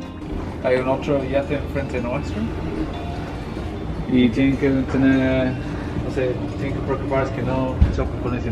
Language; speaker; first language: Spanish; non-native, fluent; English